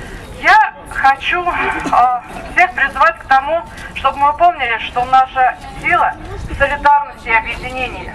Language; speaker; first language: Russian; native; Russian